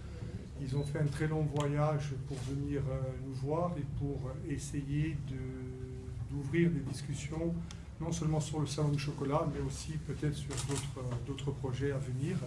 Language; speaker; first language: French; native; French